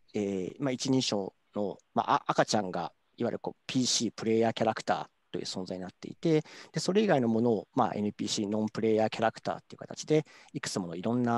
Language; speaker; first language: Japanese; native; Japanese